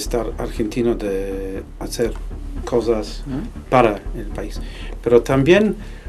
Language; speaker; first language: Spanish; non-native, fluent; English